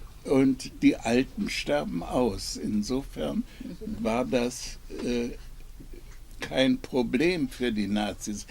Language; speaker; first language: German; non-native, fluent; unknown